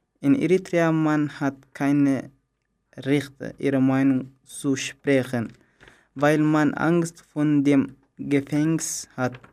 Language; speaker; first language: German; non-native, learner; Tigrinya